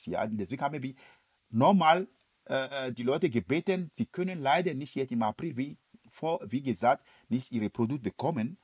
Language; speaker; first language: German; non-native, fluent; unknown